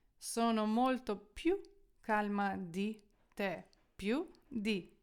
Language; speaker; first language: Italian; non-native, fluent; Ukrainian